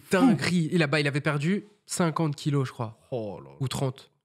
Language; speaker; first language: French; native; French